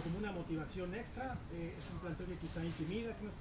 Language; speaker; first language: Spanish; native; Spanish